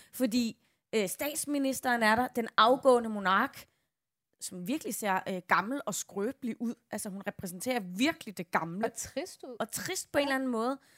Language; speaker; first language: Danish; native; Danish